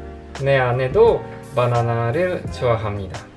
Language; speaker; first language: Korean; non-native, learner; Polish